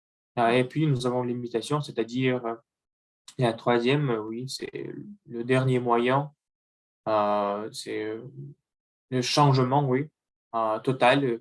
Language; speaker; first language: French; non-native, learner; Russian